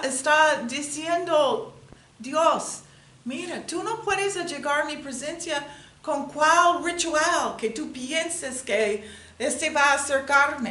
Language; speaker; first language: Spanish; non-native, learner; English